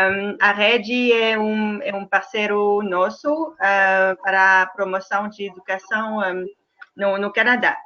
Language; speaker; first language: Portuguese; non-native, fluent; French